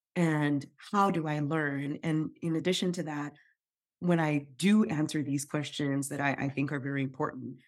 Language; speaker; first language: English; non-native, local second language; Yoruba